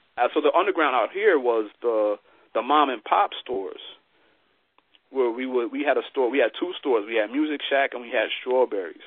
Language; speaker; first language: English; native; English